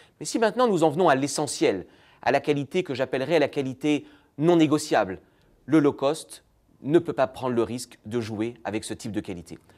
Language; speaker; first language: French; native; French